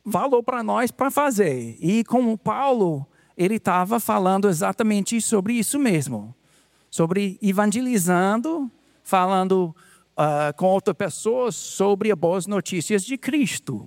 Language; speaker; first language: Portuguese; non-native, fluent; English